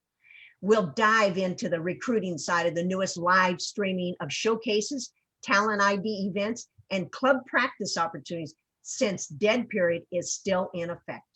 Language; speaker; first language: English; native; English